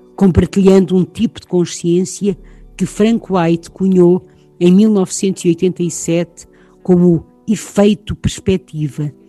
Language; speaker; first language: Portuguese; native; Portuguese